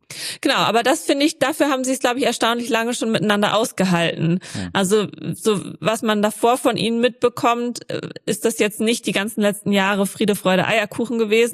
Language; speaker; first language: German; native; German